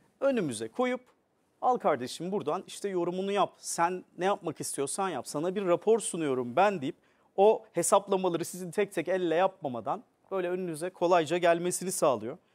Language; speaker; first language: Turkish; native; Turkish